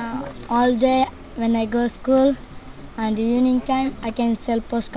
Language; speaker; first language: English; non-native, learner; Kannada